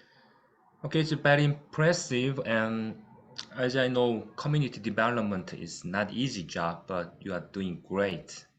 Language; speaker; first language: English; non-native, fluent; Korean